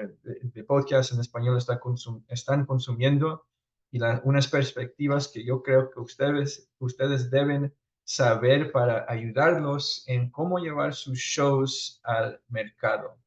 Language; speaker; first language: Spanish; early bilingual, heritage; Spanish